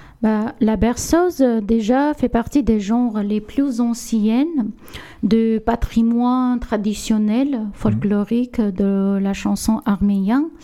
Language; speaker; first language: French; non-native, learner; Armenian